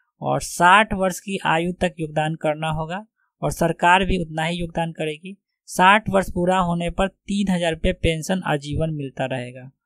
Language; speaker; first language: Hindi; native; Hindi